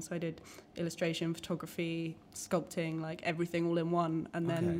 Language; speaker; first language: English; native; English